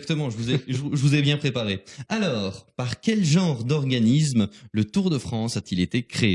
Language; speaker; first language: French; native; French